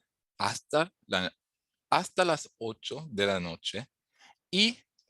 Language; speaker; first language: Spanish; non-native, fluent; English